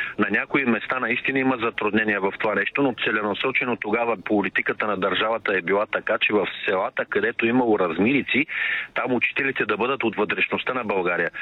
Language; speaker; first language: Bulgarian; non-native, local second language; Turkish